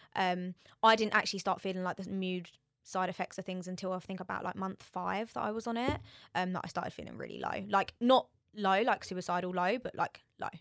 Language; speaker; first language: English; native; English